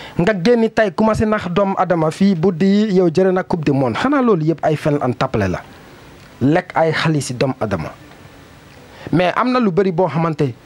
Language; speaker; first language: Wolof; non-native, learner; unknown